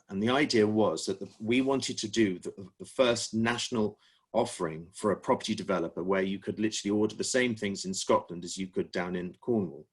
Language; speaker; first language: English; native; English